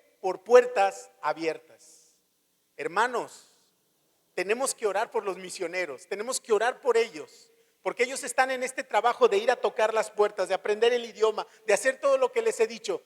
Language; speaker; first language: Spanish; native; Spanish